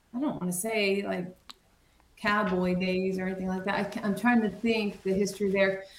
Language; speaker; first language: English; native; English